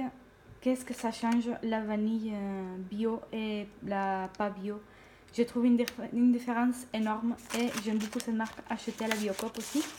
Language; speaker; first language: French; non-native, fluent; Spanish